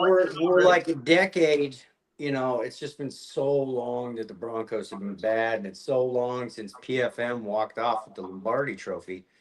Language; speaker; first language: English; native; English